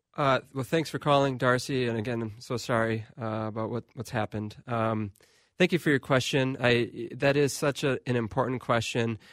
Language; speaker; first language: English; native; English